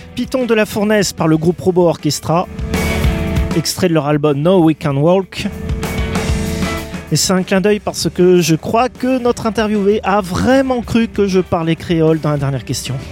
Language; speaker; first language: French; native; French